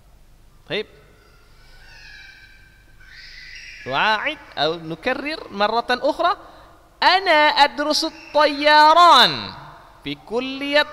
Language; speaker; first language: Arabic; non-native, fluent; Indonesian